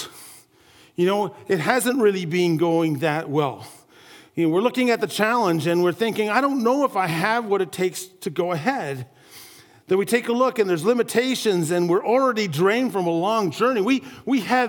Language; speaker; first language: English; native; English